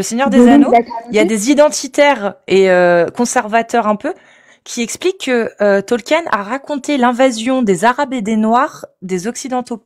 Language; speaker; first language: French; native; French